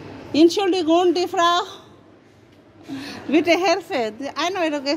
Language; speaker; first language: German; non-native, learner; Bangla